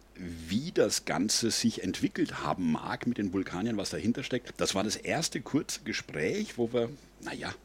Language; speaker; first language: German; native; German